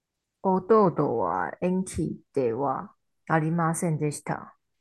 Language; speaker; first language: Japanese; non-native, learner; Chinese